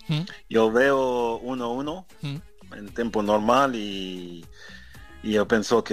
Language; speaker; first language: Spanish; non-native, fluent; French